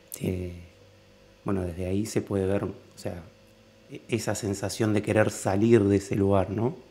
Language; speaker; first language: Spanish; native; Spanish